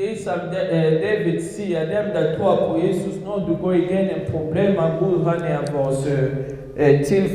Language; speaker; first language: Danish; non-native, fluent; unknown